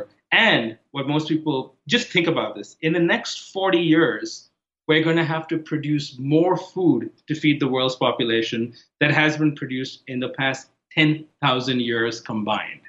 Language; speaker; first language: English; non-native, local second language; Hindi